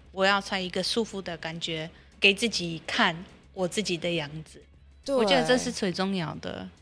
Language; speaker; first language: Chinese; non-native, fluent; Polish